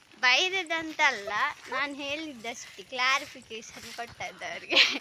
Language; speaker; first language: Kannada; non-native, local second language; Tulu